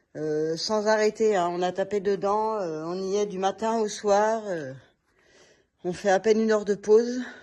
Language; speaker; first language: French; native; French